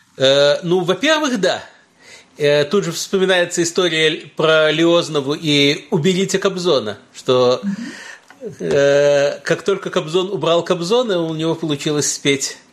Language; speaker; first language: Russian; early bilingual, heritage; Russian